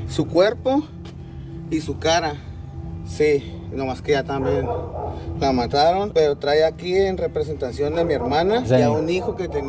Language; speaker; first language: Spanish; native; Spanish